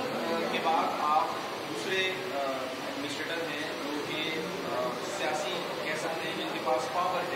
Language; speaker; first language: Urdu; native; Urdu